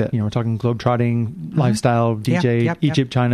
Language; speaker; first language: English; native; English